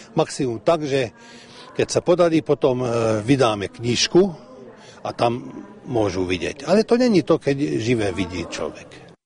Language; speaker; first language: Slovak; early bilingual, heritage; Slovak